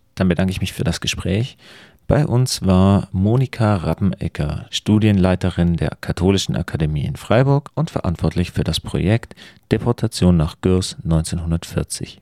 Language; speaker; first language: German; native; German